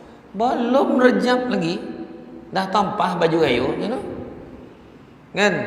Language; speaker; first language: Malay; native; Malay